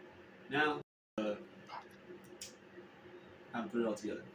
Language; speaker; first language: English; native; English